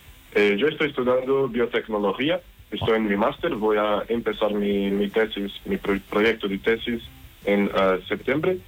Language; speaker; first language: Spanish; non-native, learner; Portuguese